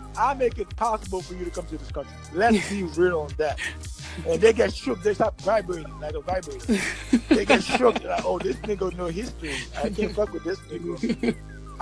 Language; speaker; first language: English; early bilingual, other home language; Haitian Creole